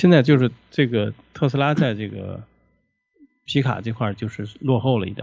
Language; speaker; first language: Chinese; native; Chinese